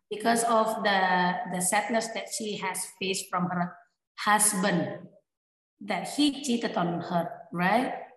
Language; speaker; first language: English; non-native, fluent; Indonesian